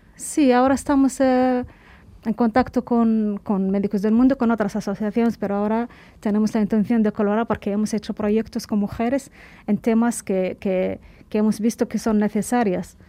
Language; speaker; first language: Spanish; native; Spanish